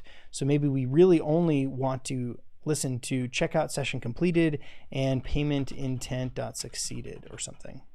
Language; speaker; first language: English; native; English